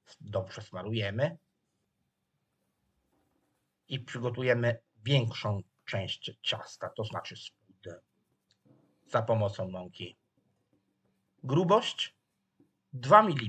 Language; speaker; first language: Polish; non-native, fluent; Italian